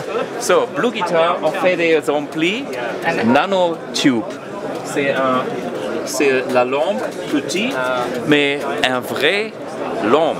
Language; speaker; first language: French; non-native, learner; German